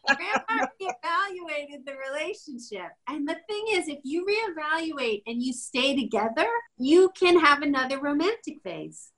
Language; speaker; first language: English; native; English